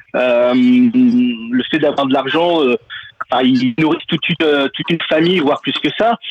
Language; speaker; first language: French; native; French